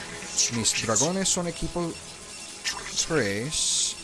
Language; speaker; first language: Spanish; non-native, learner; English